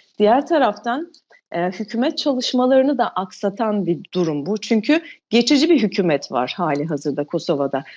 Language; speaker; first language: Turkish; non-native, local second language; Albanian